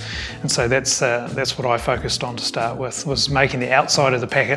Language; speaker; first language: English; native; English